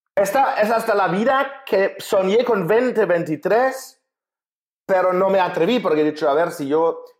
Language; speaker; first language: Spanish; non-native, fluent; German